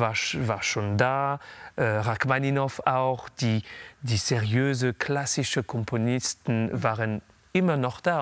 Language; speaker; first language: German; non-native, learner; French